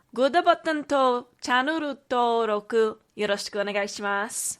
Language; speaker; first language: Japanese; non-native, learner; English